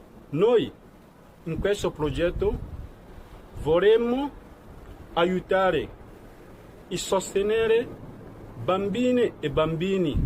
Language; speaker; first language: Italian; non-native, fluent; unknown